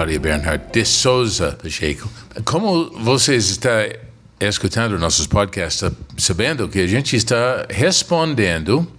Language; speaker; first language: Portuguese; non-native, fluent; English